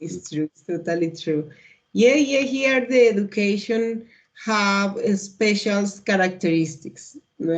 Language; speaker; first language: English; non-native, learner; Spanish